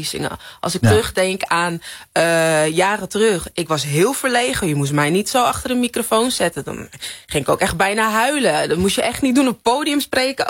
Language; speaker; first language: Dutch; native; Dutch